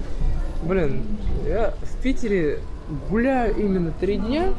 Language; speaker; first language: Russian; native; Russian